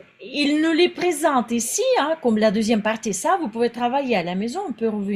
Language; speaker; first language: French; non-native, fluent; Russian